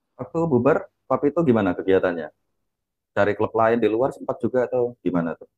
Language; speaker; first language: Indonesian; native; Indonesian